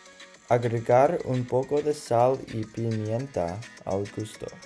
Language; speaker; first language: Spanish; non-native, learner; English